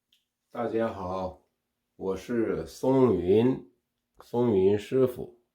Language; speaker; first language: Chinese; non-native, fluent; Korean